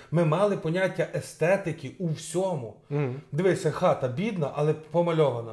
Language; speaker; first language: Ukrainian; native; Ukrainian